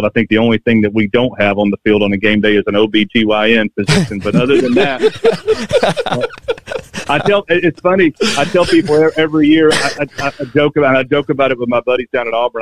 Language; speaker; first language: English; native; English